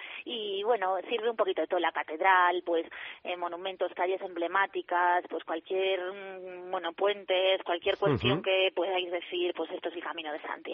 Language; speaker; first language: Spanish; native; Spanish